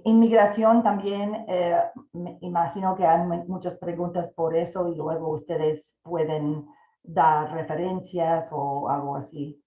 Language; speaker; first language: Spanish; non-native, fluent; English